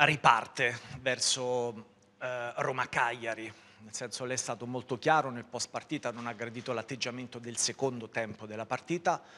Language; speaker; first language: Italian; native; Italian